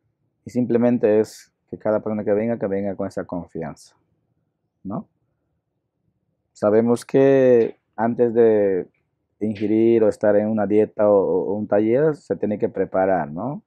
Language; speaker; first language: Spanish; non-native, local second language; Shipibo-Conibo